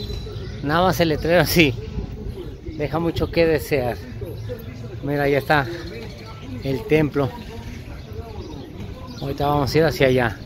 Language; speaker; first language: Spanish; native; Spanish